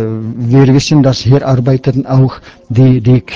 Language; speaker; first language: German; non-native, learner; Czech